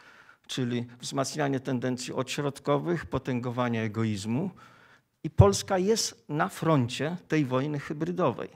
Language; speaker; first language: Polish; native; Polish